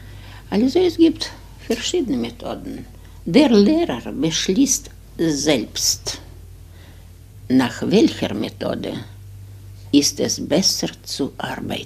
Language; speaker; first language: German; non-native, fluent; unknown